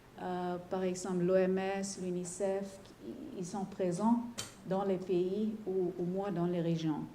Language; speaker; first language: French; non-native, fluent; German